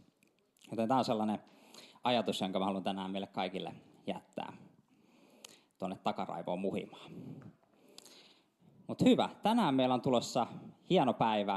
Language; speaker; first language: Finnish; native; Finnish